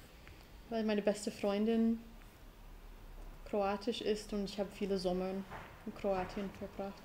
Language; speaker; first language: German; non-native, fluent; English